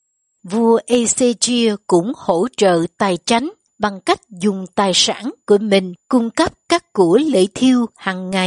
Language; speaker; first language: Vietnamese; native; Vietnamese